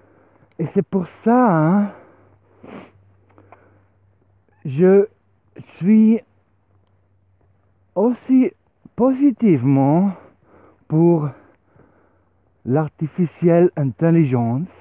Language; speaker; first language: French; non-native, learner; Swiss German